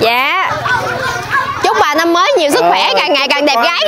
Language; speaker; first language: Vietnamese; native; Vietnamese